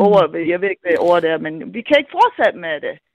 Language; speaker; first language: Danish; non-native, fluent; English